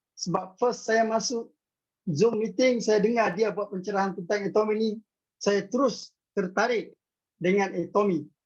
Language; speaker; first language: Malay; native; Malay